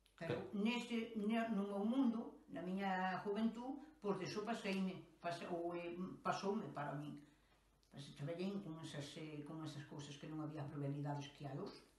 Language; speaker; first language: Galician; native; Galician